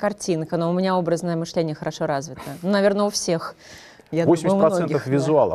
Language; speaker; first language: Russian; native; Russian